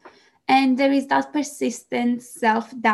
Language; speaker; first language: English; non-native, fluent; Greek